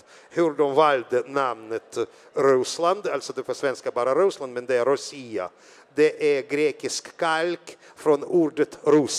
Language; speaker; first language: Swedish; non-native, fluent; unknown